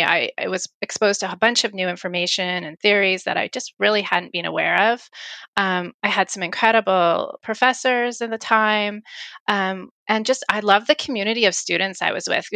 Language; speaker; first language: English; native; English